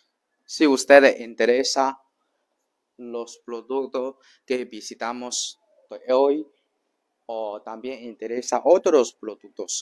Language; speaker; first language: Spanish; non-native, learner; Chinese